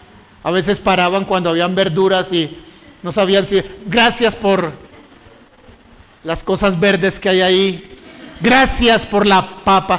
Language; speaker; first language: Spanish; native; Spanish